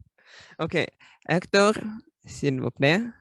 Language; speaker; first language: French; non-native, learner; Russian